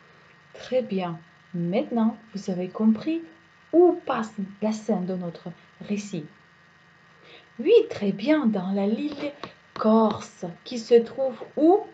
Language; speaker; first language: French; non-native, fluent; Uzbek